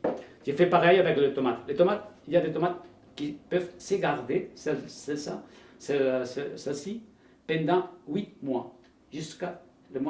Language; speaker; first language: French; non-native, fluent; Spanish